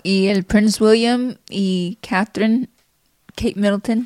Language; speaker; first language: Spanish; early bilingual, heritage; Spanish